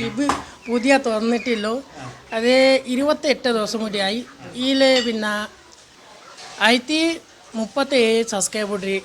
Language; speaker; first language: Malayalam; non-native, local second language; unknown